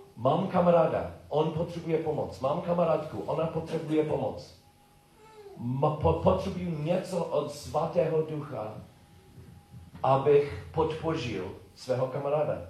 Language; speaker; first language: Czech; non-native, learner; English